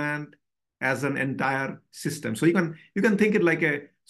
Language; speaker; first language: English; non-native, local second language; Bangla